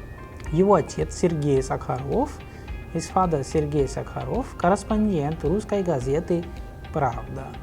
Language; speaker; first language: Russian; non-native, fluent; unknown